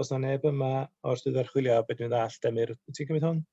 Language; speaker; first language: Welsh; native; Welsh